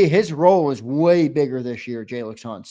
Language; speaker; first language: English; native; English